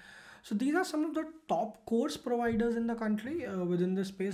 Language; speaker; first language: English; non-native, local second language; Hindi